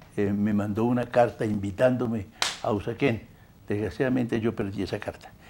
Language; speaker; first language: Spanish; native; Spanish